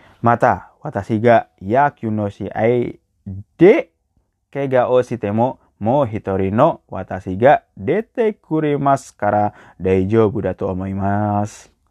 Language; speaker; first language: Japanese; non-native, learner; Indonesian